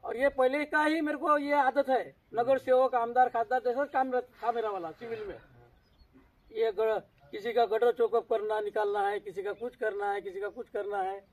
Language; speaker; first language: Hindi; non-native, local second language; Marathi